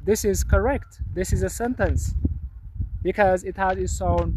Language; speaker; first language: English; non-native, local second language; Amharic